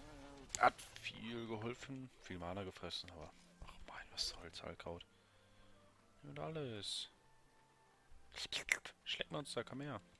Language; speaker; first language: German; native; German